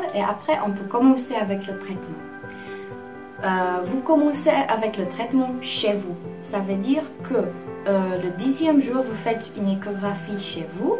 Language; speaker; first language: French; non-native, fluent; Czech